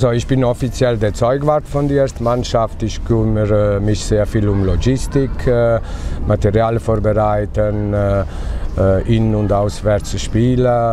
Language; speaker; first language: German; non-native, fluent; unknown